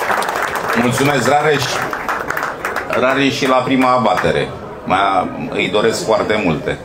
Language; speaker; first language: Romanian; native; Romanian